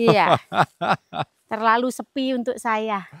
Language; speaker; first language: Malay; non-native, local second language; Javanese